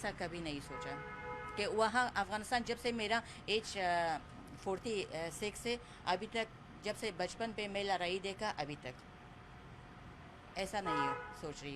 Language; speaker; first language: Hindi; non-native, fluent; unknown